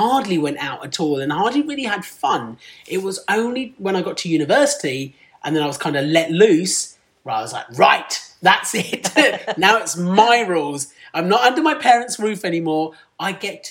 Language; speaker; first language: English; non-native, local second language; Punjabi